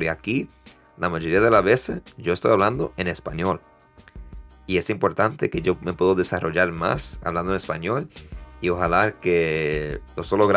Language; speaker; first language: Spanish; early bilingual, heritage; Spanish